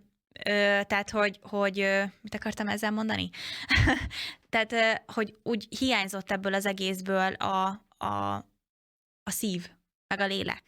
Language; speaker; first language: Hungarian; native; Hungarian